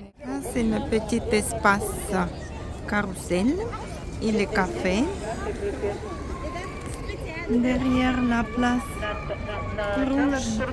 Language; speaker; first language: French; non-native, fluent; Russian